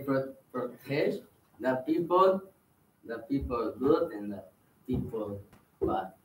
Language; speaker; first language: English; non-native, learner; Spanish